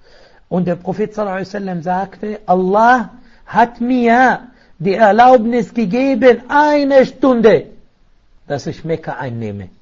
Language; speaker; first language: German; non-native, fluent; Arabic